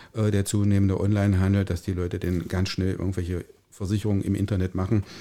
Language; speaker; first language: German; native; German